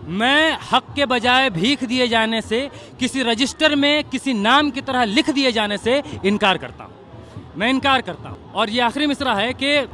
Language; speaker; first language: Urdu; native; Urdu